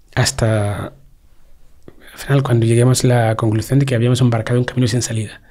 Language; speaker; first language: Spanish; non-native, fluent; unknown